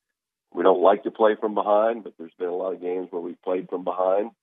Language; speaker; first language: English; native; English